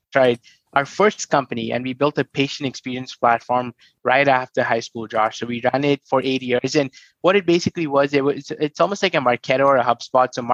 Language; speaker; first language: English; non-native, local second language; Hindi